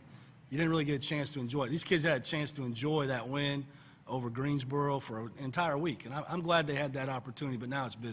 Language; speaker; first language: English; native; English